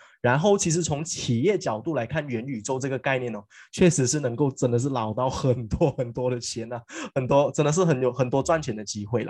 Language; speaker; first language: Chinese; native; Chinese